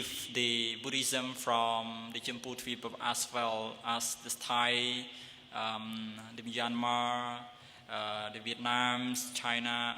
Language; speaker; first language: English; non-native, learner; Khmer